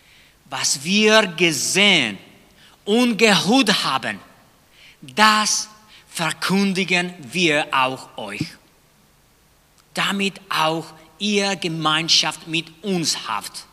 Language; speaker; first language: German; non-native, fluent; Spanish